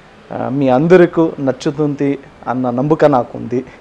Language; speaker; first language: Telugu; non-native, learner; Kannada